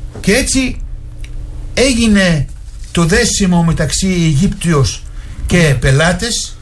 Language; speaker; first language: Greek; non-native, fluent; Arabic